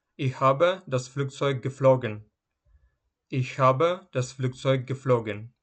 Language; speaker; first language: German; non-native, fluent; Ukrainian